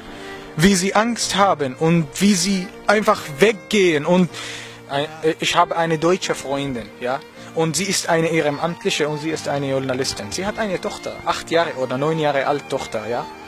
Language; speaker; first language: German; non-native, learner; Arabic